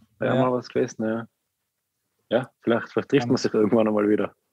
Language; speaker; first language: German; native; German